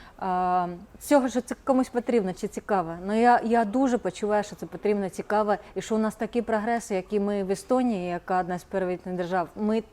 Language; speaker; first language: Ukrainian; non-native, fluent; Estonian